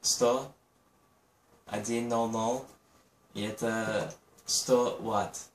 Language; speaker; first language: Russian; non-native, learner; Chinese